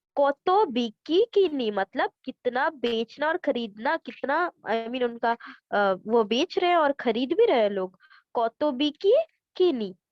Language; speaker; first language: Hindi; non-native, local second language; Bangla